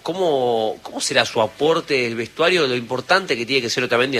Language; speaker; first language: Spanish; native; Spanish